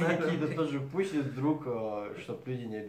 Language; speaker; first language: Russian; native; Russian